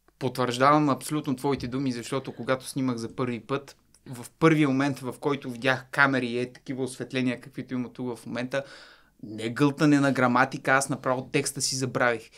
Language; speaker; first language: Bulgarian; native; Bulgarian